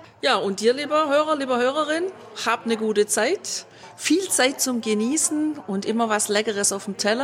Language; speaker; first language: German; native; German